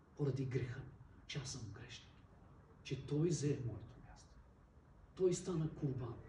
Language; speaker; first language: Bulgarian; non-native, local second language; Turkish